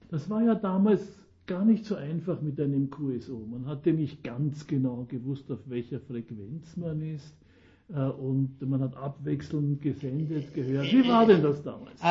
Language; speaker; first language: German; native; German